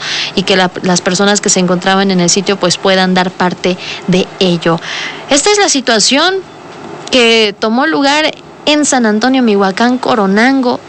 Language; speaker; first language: Spanish; native; Spanish